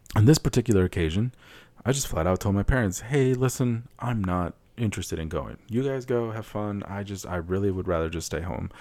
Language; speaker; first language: English; early bilingual, other home language; Spanish